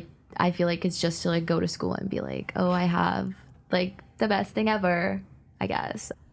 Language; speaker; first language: English; native; English